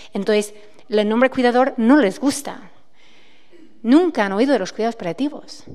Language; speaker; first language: Spanish; non-native, fluent; English